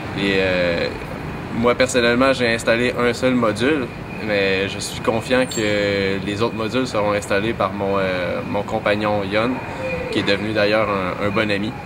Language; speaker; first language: French; native; French